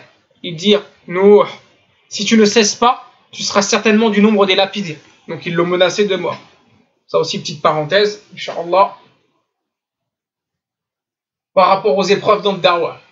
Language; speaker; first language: French; native; French